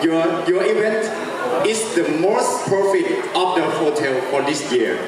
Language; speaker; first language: English; non-native, fluent; Thai